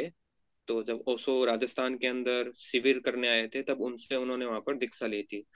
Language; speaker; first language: Hindi; native; Hindi